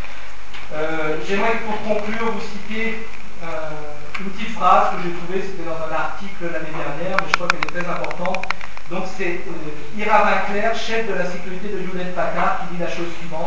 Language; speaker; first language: French; native; French